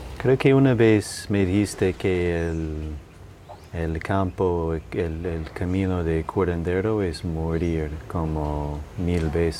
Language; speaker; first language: Spanish; non-native, fluent; English